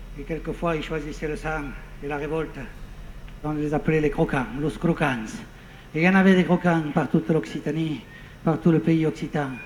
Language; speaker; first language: French; native; French